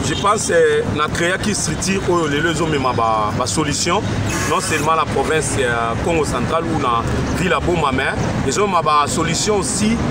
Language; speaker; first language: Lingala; non-native, local second language; Kongo